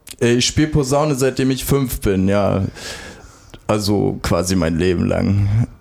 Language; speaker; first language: German; native; German